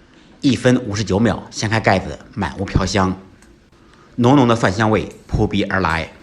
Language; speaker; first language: Chinese; native; Chinese